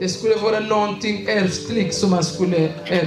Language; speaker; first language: Swedish; non-native, learner; Swahili